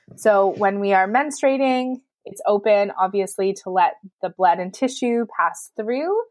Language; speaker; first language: English; native; English